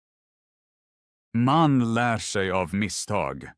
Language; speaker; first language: Swedish; non-native, fluent; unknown